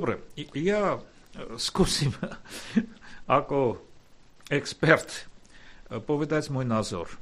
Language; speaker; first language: Slovak; non-native, fluent; Armenian